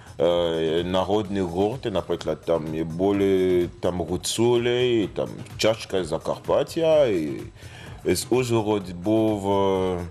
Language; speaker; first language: Ukrainian; non-native, fluent; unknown